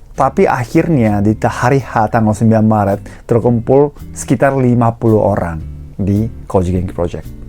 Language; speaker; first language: Indonesian; non-native, fluent; Japanese